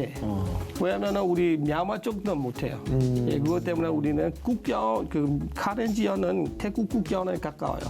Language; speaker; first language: Korean; non-native, learner; S'gaw Karen